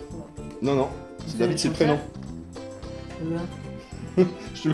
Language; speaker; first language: French; native; French